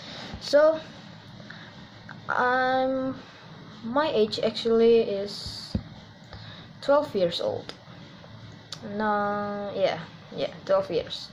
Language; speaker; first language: English; non-native, learner; Indonesian